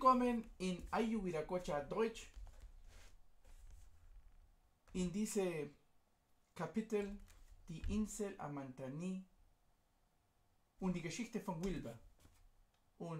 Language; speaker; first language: German; non-native, fluent; Spanish